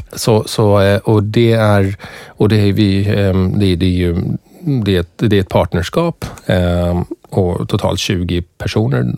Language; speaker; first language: Swedish; early bilingual, other home language; Persian